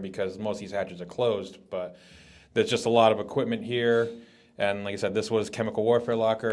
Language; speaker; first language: English; native; English